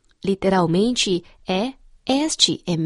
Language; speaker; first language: Portuguese; non-native, fluent; Chinese